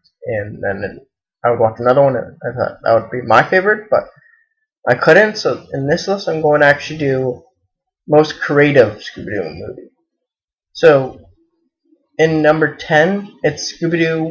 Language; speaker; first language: English; native; English